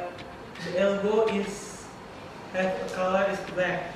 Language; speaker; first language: English; non-native, learner; Indonesian